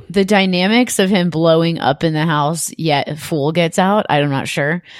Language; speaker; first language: English; native; English